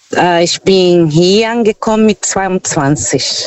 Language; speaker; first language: German; non-native, fluent; Portuguese